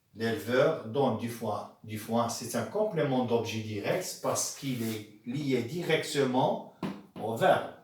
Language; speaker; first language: French; non-native, local second language; Arabic